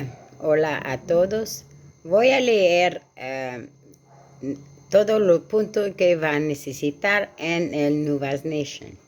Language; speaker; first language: Spanish; non-native, learner; French